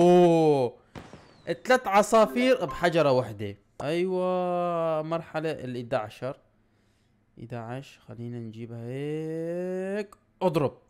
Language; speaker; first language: Arabic; native; Arabic